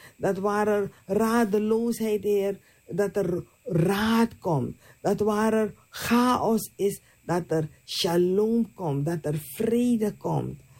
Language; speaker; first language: Dutch; native; Dutch